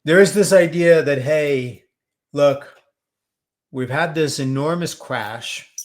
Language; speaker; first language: English; native; English